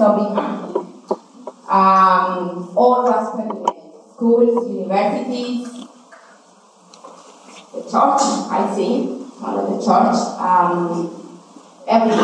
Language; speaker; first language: English; non-native, learner; Spanish